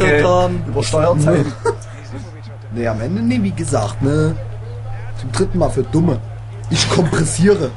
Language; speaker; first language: German; native; German